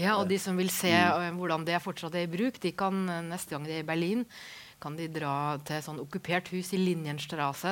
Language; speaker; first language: Norwegian; native; Norwegian